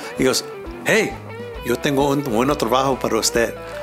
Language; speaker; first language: Spanish; non-native, learner; English